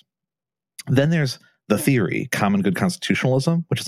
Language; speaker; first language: English; native; English